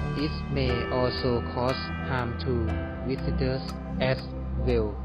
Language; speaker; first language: English; non-native, learner; Thai